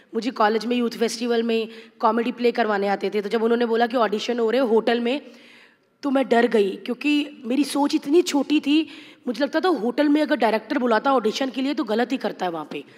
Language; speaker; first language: Hindi; native; Hindi